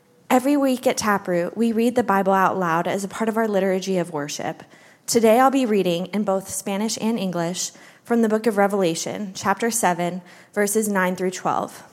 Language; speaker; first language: English; native; English